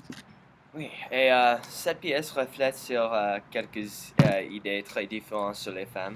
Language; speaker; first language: French; non-native, learner; English